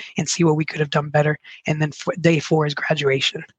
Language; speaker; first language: English; early bilingual, other home language; Spanish